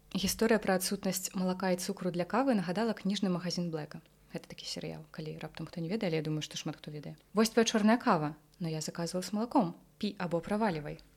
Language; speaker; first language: Belarusian; non-native, local second language; Russian